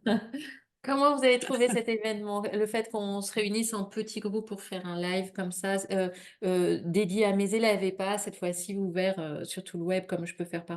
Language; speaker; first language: French; native; French